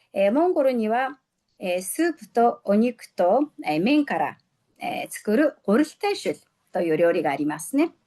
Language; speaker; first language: Japanese; non-native, fluent; Mongolian